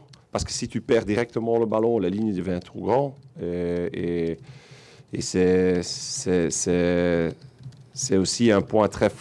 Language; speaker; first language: French; non-native, local second language; Dutch